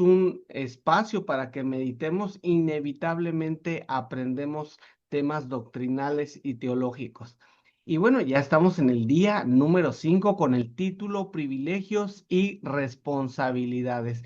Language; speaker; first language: Spanish; native; Spanish